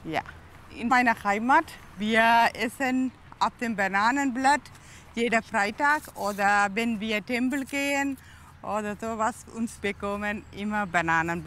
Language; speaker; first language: German; non-native, learner; Tamil